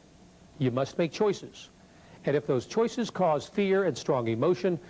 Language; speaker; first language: English; native; English